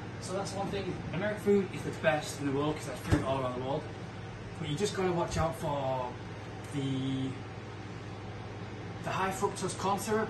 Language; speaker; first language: English; native; English